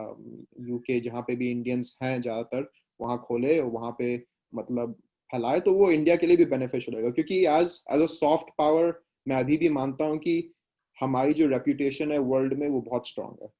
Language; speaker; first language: Hindi; native; Hindi